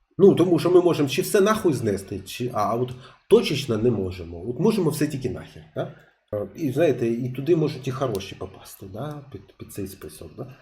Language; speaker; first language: Ukrainian; non-native, local second language; Russian